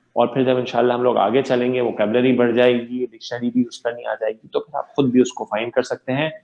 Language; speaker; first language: Urdu; native; Urdu